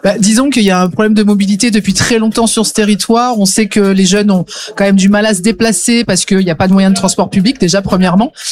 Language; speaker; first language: French; native; French